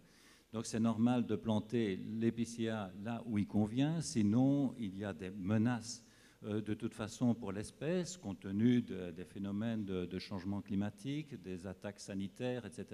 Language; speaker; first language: French; native; French